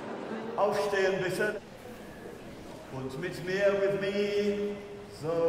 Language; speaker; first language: German; non-native, fluent; English